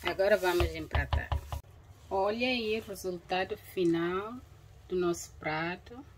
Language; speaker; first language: Portuguese; non-native, local second language; Upper Guinea Crioulo